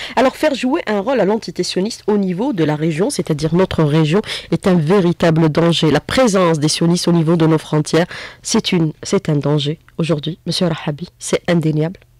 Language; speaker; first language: French; non-native, local second language; Arabic